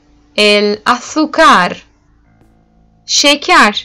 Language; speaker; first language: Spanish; non-native, learner; Turkish